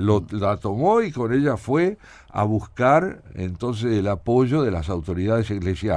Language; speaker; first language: Spanish; native; Spanish